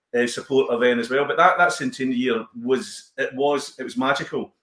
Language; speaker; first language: English; native; English